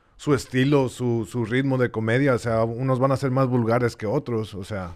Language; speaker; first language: Spanish; early bilingual, heritage; Spanish